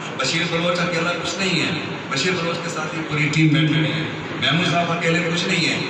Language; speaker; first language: Urdu; non-native, local second language; Sindhi